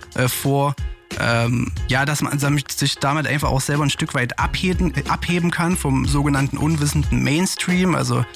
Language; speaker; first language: German; native; German